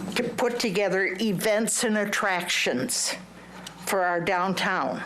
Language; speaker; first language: English; native; English